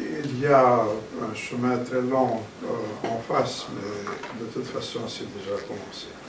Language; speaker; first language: French; non-native, fluent; Romanian